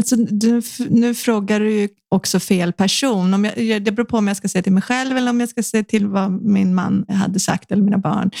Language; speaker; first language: Swedish; native; Swedish